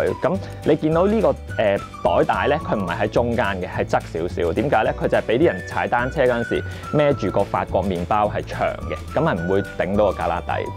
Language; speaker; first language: Cantonese; native; Cantonese